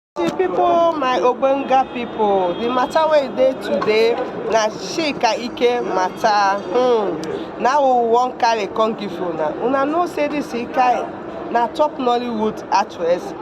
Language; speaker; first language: Nigerian Pidgin; non-native, local second language; Igbo